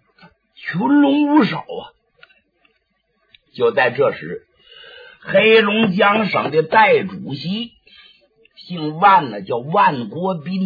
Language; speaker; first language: Chinese; native; Chinese